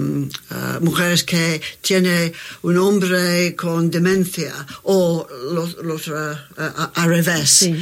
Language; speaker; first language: Spanish; non-native, learner; English